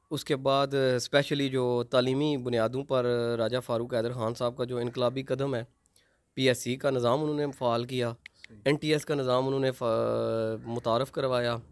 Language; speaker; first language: Urdu; non-native, local second language; Pahari-Potwari